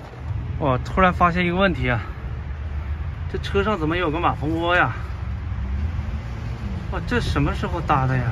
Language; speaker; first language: Chinese; native; Chinese